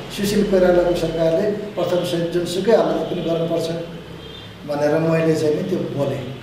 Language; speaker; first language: Nepali; non-native, local second language; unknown